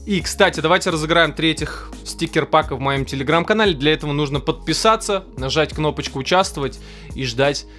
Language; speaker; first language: Russian; native; Russian